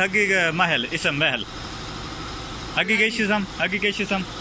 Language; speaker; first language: Arabic; non-native, learner; Punjabi